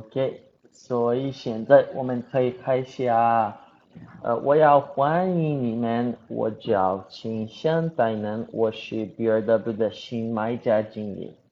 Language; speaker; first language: Chinese; non-native, learner; Portuguese